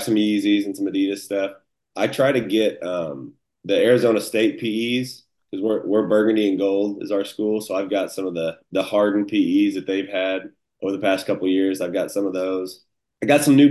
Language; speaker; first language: English; native; English